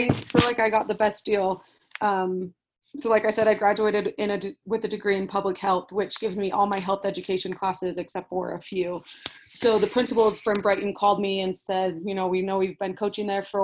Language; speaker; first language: English; native; English